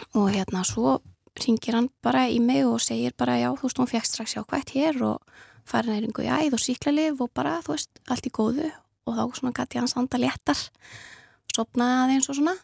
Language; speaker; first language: Icelandic; native; Icelandic